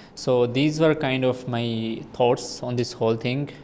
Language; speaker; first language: English; non-native, local second language; Urdu